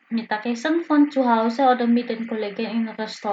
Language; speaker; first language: German; non-native, fluent; Indonesian